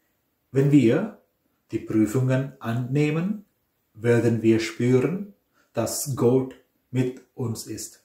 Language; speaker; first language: German; non-native, fluent; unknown